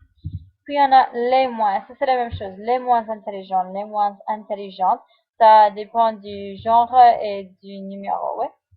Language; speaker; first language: French; non-native, fluent; English